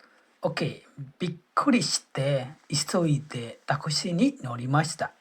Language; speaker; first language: Japanese; non-native, fluent; Burmese